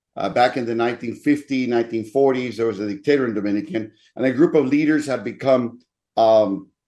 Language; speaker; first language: English; non-native, fluent; Spanish